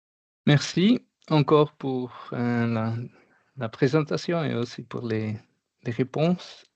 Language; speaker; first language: French; non-native, learner; German